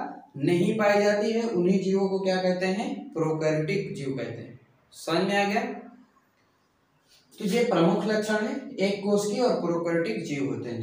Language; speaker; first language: Hindi; native; Hindi